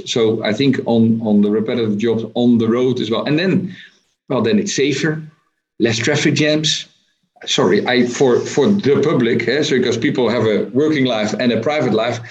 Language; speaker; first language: English; non-native, fluent; Dutch